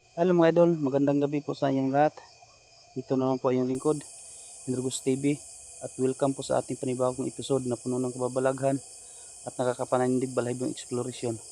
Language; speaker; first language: Filipino; non-native, local second language; Cebuano